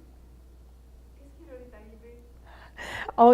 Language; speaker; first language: French; native; French